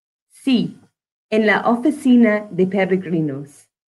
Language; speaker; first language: Spanish; non-native, learner; English